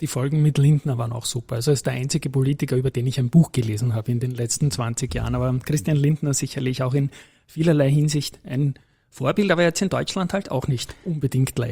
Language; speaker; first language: German; native; German